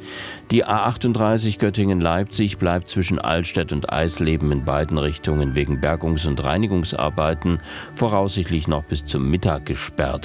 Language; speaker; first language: German; native; German